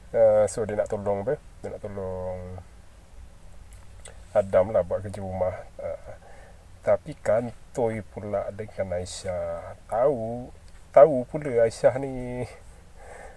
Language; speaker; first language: Malay; native; Malay